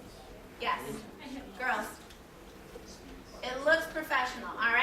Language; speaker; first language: English; native; English